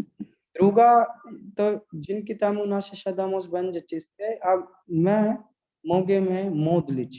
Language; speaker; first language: Polish; non-native, learner; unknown